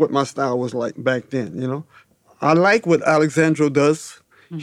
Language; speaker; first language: English; native; English